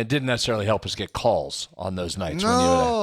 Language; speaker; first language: English; native; English